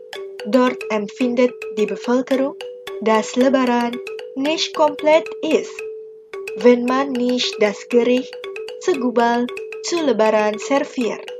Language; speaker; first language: German; non-native, fluent; Indonesian